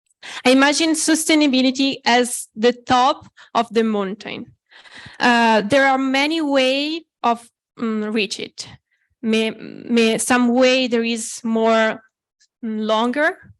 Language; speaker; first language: English; non-native, fluent; Italian